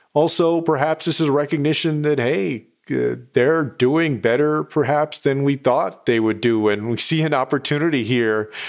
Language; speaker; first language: English; native; English